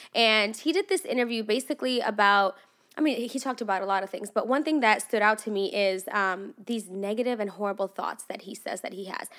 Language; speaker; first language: English; non-native, fluent; Russian